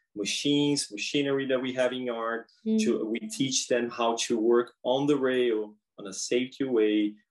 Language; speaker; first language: English; non-native, fluent; Portuguese